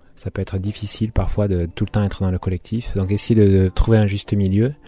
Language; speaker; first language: French; native; French